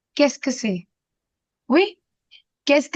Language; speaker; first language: French; non-native, fluent; Hindi